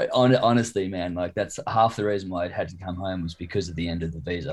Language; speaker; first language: English; native; English